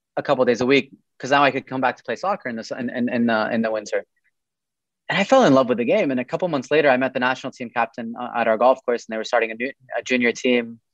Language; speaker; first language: English; early bilingual, other home language; Arabic